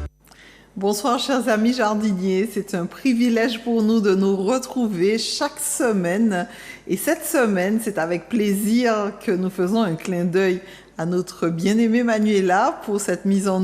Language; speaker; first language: French; native; French